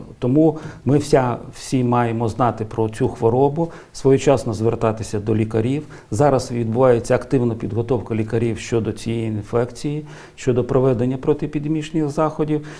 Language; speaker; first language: Ukrainian; native; Ukrainian